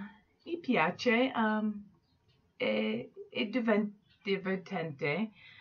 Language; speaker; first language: Italian; non-native, learner; English